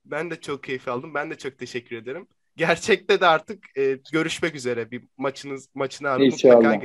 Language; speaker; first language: Turkish; native; Turkish